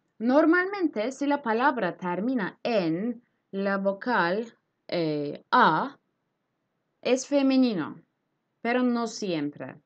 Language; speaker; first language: Spanish; non-native, fluent; Turkish